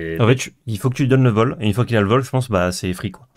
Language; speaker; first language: French; native; French